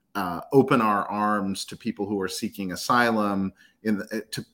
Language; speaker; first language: English; native; English